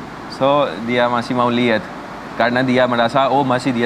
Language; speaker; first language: Indonesian; non-native, fluent; Hindi